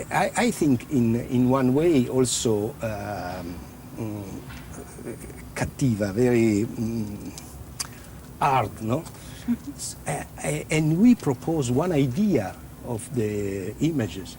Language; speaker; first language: English; non-native, learner; Italian